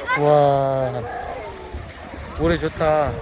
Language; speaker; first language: Korean; native; Korean